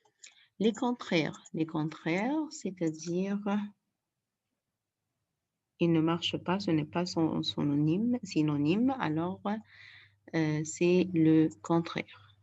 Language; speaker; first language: French; non-native, fluent; Arabic